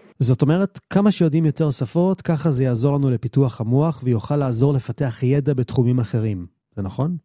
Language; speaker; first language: Hebrew; native; Hebrew